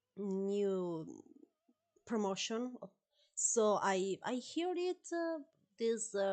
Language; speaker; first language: English; non-native, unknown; Italian